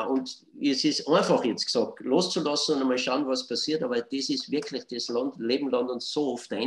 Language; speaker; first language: German; native; German